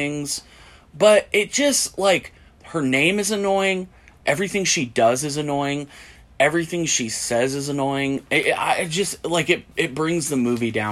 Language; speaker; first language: English; native; English